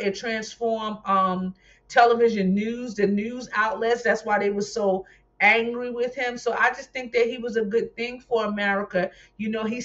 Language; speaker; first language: English; native; English